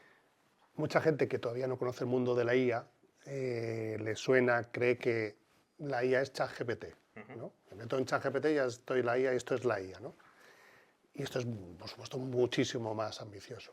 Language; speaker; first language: Spanish; native; Spanish